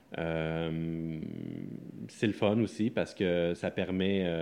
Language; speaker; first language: French; native; French